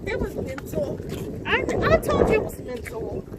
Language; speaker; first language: English; native; English